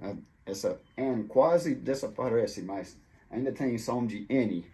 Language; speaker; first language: Portuguese; non-native, fluent; English